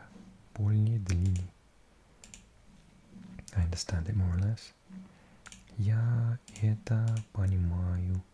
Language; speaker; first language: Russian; non-native, learner; English